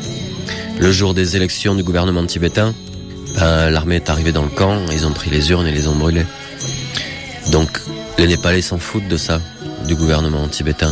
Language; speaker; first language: French; native; French